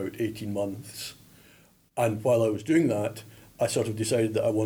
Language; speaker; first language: English; native; English